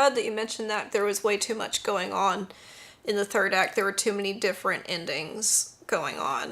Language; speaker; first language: English; native; English